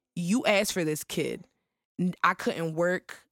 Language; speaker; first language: English; early bilingual, other home language; Haitian Creole